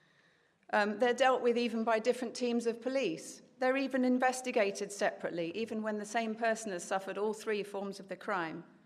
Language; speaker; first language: English; native; English